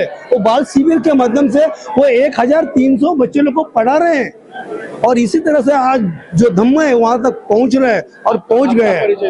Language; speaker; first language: Hindi; non-native, local second language; Marathi